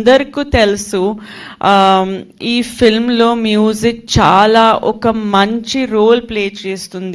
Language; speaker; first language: Telugu; non-native, fluent; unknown